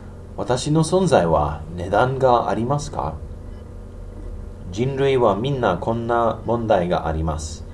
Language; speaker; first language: Japanese; non-native, learner; English